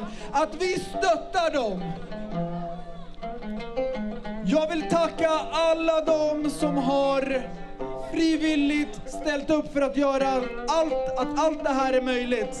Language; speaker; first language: Swedish; early bilingual, other home language; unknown